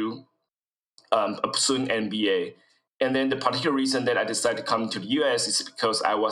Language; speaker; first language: English; non-native, fluent; Chinese